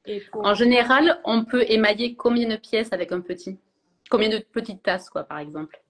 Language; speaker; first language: French; native; French